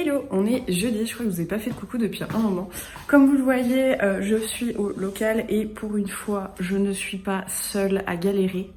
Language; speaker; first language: French; native; French